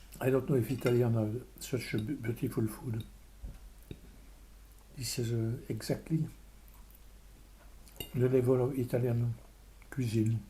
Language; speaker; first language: English; non-native, learner; French